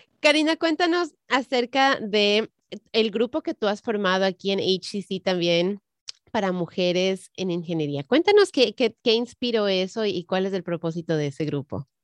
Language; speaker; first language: Spanish; native; Spanish